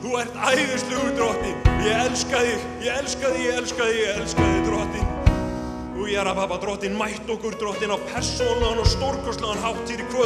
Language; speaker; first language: Icelandic; native; Icelandic